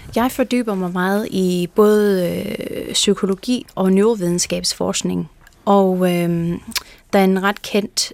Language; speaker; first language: Danish; non-native, fluent; English